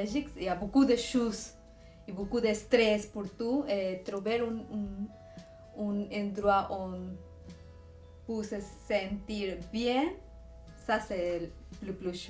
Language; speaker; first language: French; non-native, fluent; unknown